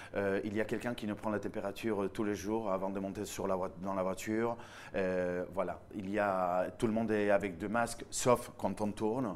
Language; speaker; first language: French; non-native, fluent; Spanish